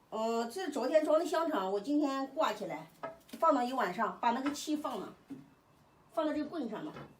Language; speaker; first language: Chinese; native; Chinese